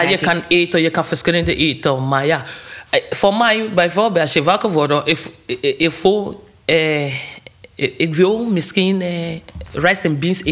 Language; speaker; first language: Dutch; non-native, learner; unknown